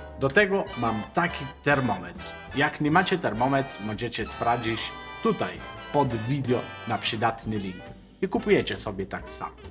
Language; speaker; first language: Polish; non-native, learner; Italian